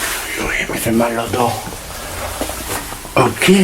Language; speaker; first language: French; non-native, learner; Italian